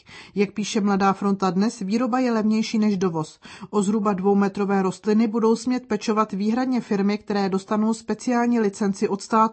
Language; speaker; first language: Czech; native; Czech